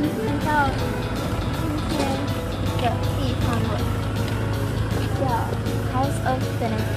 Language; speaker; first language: Chinese; non-native, fluent; Thai